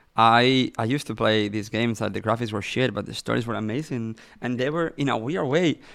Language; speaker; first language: English; non-native, fluent; Spanish